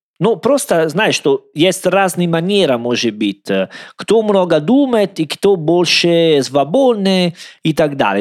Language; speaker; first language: Russian; non-native, learner; Italian